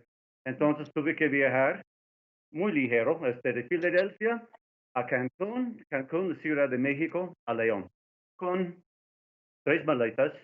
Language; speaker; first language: Spanish; non-native, fluent; English